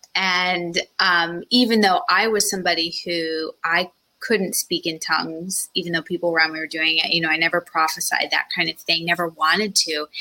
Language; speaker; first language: English; native; English